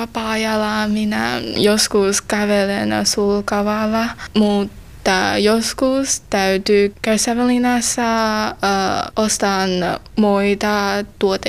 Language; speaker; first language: Finnish; non-native, learner; Chinese